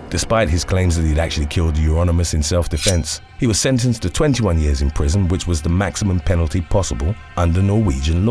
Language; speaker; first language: English; native; English